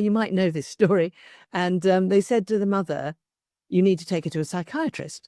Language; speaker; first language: English; native; English